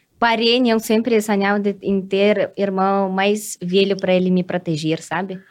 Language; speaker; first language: Portuguese; non-native, fluent; Russian